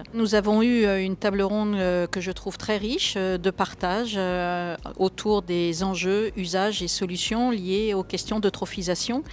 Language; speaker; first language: French; native; French